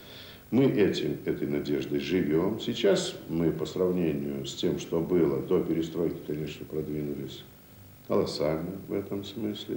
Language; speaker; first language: Russian; native; Russian